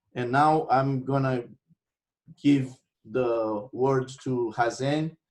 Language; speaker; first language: English; non-native, fluent; Portuguese